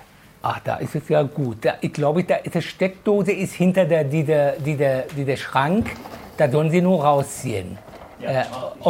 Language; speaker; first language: German; non-native, fluent; Persian